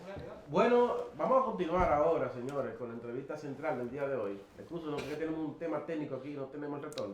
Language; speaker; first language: Spanish; native; Spanish